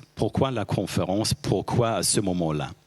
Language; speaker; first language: French; non-native, fluent; German